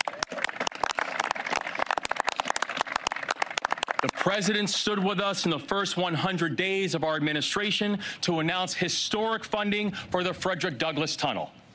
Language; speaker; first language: English; native; English